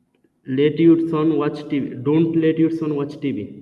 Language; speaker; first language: English; non-native, learner; Bangla